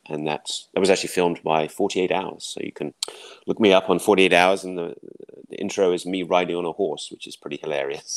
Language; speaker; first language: English; native; English